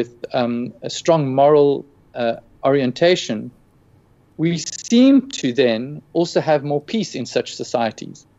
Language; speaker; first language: English; native; English